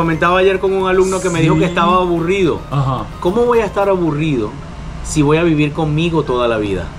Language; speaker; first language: Spanish; native; Spanish